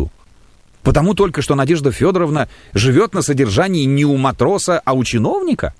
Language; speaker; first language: Russian; native; Russian